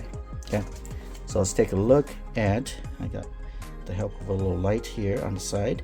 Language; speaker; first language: English; native; English